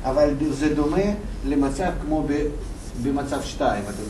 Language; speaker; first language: Hebrew; non-native, fluent; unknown